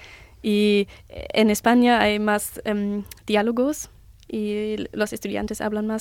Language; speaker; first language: Spanish; non-native, learner; German